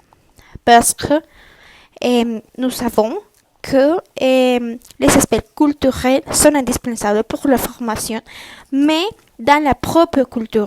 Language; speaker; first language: French; non-native, learner; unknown